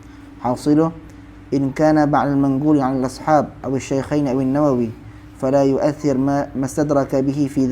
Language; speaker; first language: Arabic; non-native, fluent; Malay